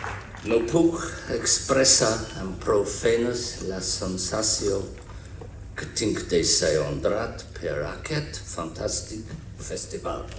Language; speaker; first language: Catalan; non-native, learner; English